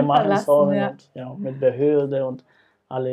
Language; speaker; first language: German; non-native, fluent; Spanish